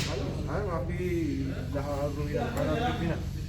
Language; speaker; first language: Arabic; non-native, learner; Filipino